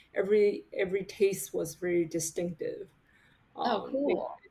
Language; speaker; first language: English; non-native, fluent; Chinese